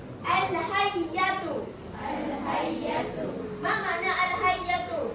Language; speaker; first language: Arabic; non-native, learner; Malay